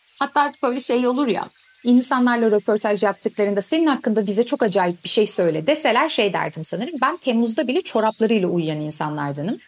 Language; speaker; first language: Turkish; native; Turkish